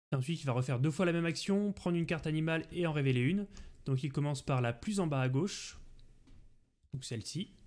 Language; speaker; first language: French; native; French